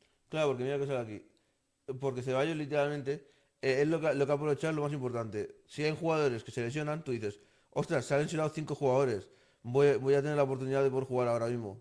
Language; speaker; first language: Spanish; native; Spanish